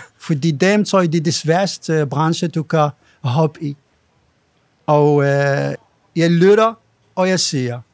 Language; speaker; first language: Danish; non-native, fluent; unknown